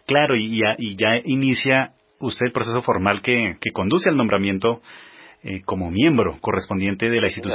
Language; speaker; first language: Spanish; native; Spanish